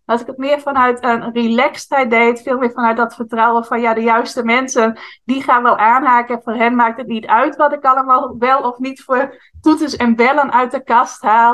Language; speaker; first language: Dutch; native; Dutch